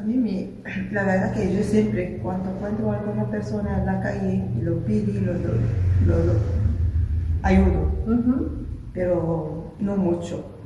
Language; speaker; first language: Spanish; non-native, local second language; Arabic